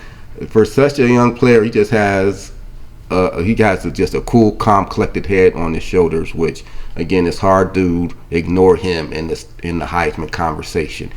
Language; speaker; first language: English; native; English